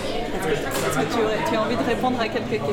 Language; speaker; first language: French; native; French